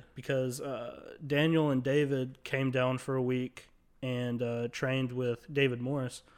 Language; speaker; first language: English; native; English